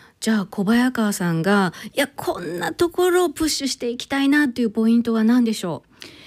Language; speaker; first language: Japanese; native; Japanese